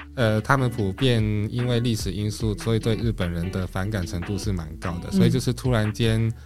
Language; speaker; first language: Chinese; non-native, local second language; Japanese